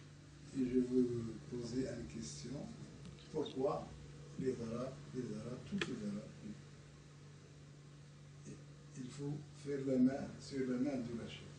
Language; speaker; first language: French; non-native, learner; Arabic